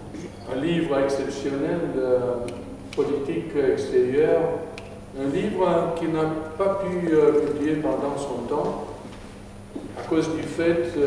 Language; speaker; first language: French; non-native, fluent; Romanian